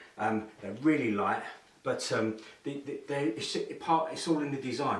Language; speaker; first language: English; native; English